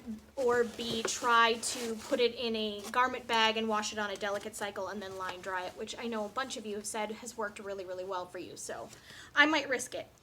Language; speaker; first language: English; native; English